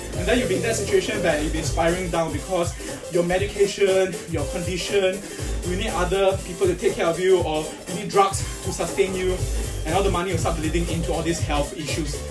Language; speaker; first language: English; non-native, local second language; Chinese